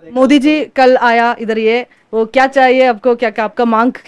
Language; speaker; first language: Hindi; non-native, local second language; Malayalam